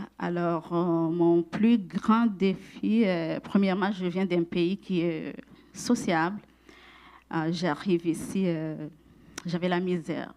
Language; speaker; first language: French; non-native, local second language; Rundi